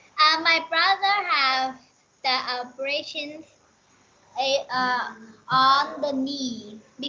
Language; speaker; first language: English; non-native, learner; Vietnamese